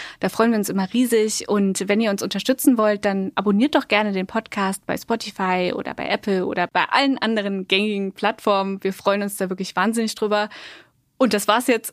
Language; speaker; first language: German; native; German